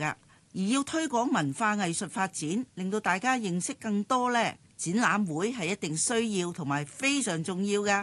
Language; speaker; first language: Chinese; non-native, local second language; Cantonese